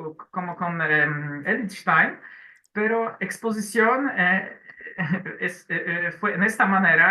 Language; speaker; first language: Spanish; non-native, learner; Polish